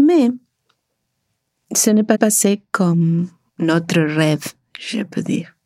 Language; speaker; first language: French; non-native, learner; Spanish